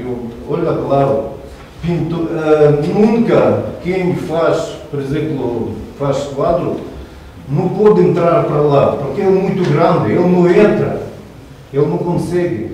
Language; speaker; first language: Portuguese; non-native, learner; Russian